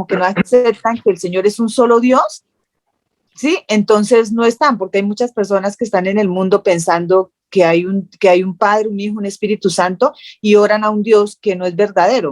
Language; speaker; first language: Spanish; native; Spanish